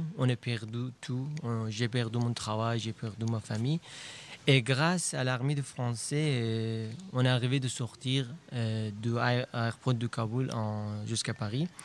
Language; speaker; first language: French; non-native, learner; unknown